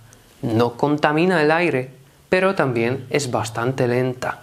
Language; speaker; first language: Spanish; non-native, fluent; Polish